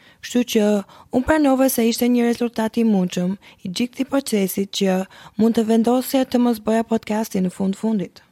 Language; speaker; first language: Albanian; early bilingual, heritage; Albanian